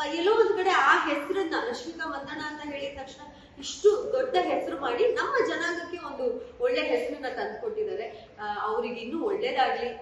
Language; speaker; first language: Kannada; non-native, local second language; Kodava